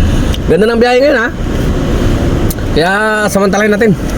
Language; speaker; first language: Filipino; native; Filipino